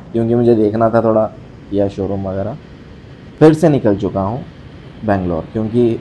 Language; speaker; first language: Hindi; non-native, local second language; Urdu